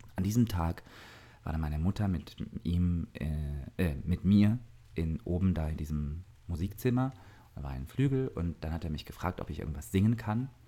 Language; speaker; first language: German; early bilingual, other home language; Russian